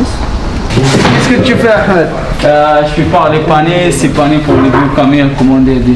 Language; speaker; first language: French; non-native, learner; Pashto